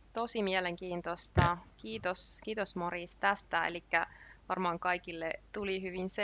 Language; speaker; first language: Finnish; native; Finnish